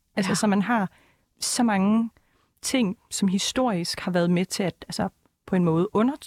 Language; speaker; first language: Danish; early bilingual, other home language; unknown